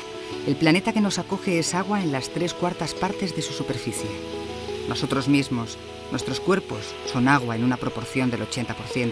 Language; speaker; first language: Spanish; native; Spanish